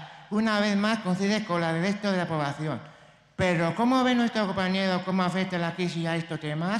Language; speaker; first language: Spanish; native; Spanish